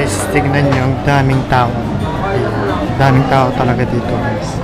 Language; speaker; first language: Filipino; native; Filipino